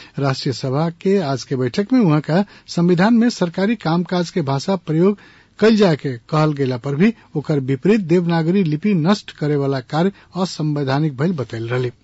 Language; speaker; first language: Bhojpuri; non-native, local second language; Nepali